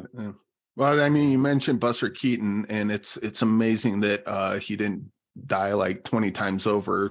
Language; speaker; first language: English; native; English